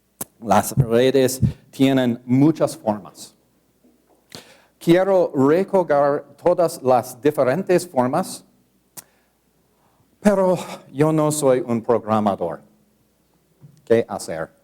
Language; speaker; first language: Spanish; non-native, learner; English